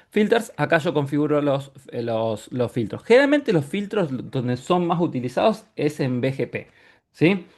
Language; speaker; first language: Spanish; native; Spanish